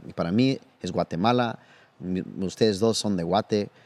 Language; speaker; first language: Spanish; early bilingual, heritage; Spanish